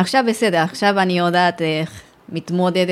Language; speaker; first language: Hebrew; non-native, learner; Japanese